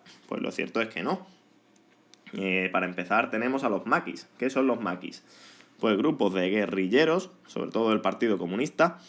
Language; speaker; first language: Spanish; native; Spanish